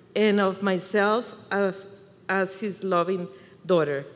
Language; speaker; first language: English; non-native, fluent; Spanish